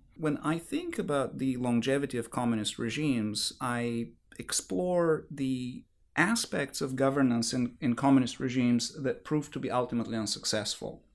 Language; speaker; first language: English; non-native, fluent; Bulgarian